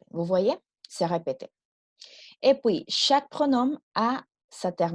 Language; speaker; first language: French; non-native, fluent; Spanish